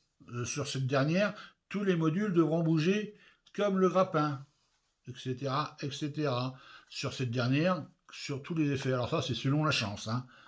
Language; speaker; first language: French; native; French